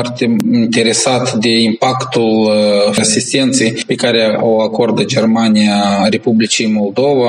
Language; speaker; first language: Romanian; native; Romanian